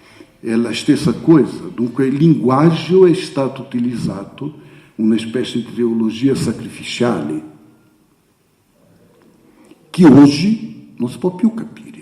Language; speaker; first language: Italian; non-native, fluent; Portuguese